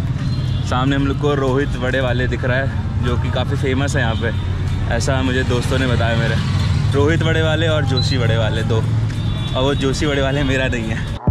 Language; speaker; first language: Hindi; native; Hindi